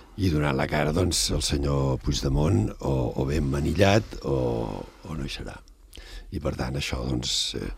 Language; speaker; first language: Catalan; native; Catalan